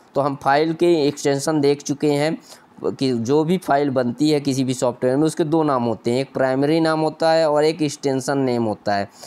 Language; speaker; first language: Hindi; native; Hindi